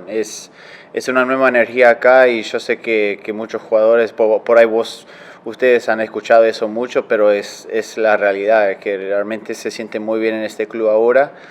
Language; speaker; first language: Spanish; early bilingual, heritage; Spanish